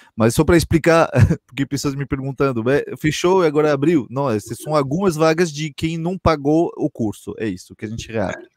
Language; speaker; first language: Portuguese; non-native, fluent; French